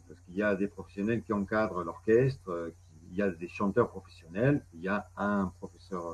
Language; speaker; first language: French; non-native, fluent; Spanish